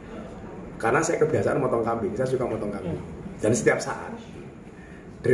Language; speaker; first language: Indonesian; native; Indonesian